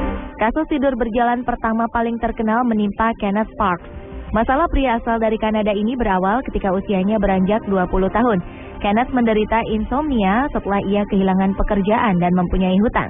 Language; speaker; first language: Indonesian; native; Indonesian